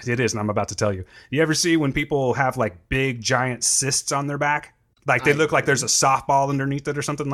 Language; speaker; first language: English; native; English